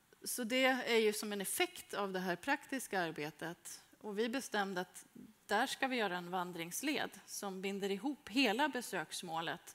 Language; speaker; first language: Swedish; native; Swedish